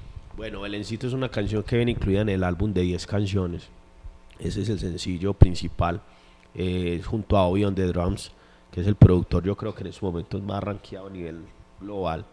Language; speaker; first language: Spanish; native; Spanish